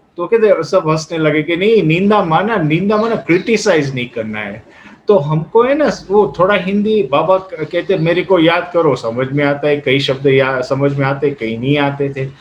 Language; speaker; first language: Hindi; non-native, fluent; Gujarati